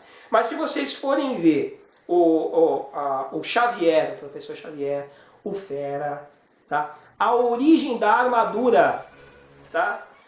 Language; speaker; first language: Portuguese; native; Portuguese